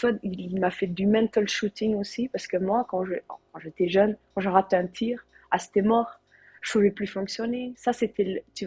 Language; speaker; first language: French; non-native, learner; Dutch